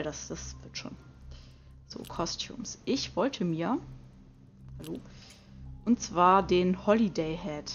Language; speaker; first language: German; native; German